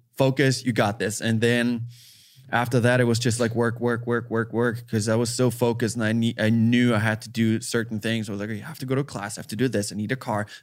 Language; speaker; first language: English; non-native, fluent; German